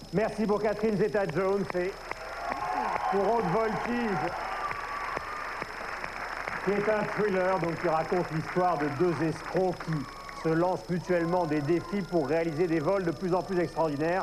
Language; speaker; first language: French; native; French